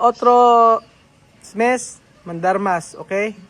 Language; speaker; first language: Spanish; non-native, learner; Filipino